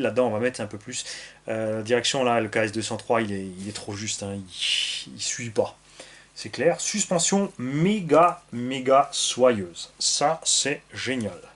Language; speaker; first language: French; native; French